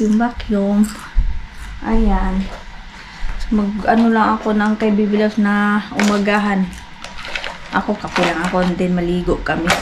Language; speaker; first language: Filipino; non-native, local second language; Cebuano